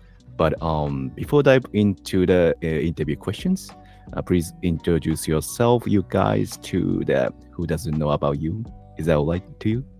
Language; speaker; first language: English; non-native, learner; Japanese